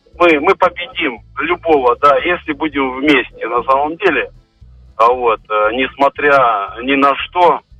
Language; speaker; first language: Russian; native; Russian